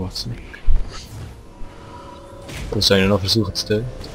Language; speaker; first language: German; native; German